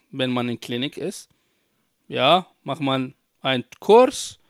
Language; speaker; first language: German; non-native, fluent; Arabic